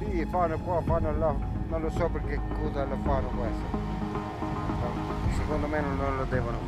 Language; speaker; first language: Italian; non-native, learner; Albanian